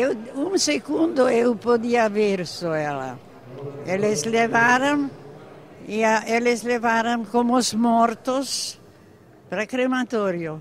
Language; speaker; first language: Portuguese; non-native, fluent; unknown